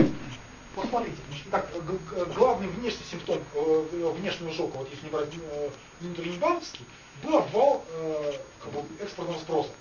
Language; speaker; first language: Russian; native; Russian